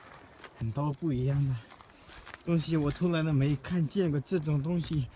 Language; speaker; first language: Chinese; non-native, learner; Tibetan